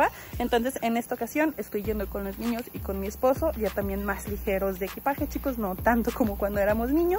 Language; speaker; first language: Spanish; native; Spanish